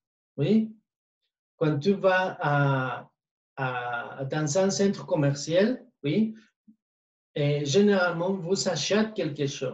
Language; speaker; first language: French; non-native, learner; Spanish